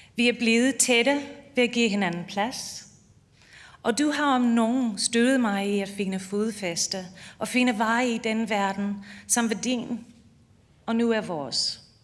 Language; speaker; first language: Danish; non-native, fluent; English